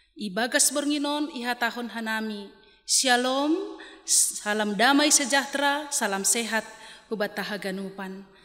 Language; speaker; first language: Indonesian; non-native, local second language; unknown